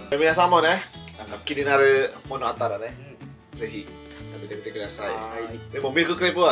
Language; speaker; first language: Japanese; non-native, fluent; Indonesian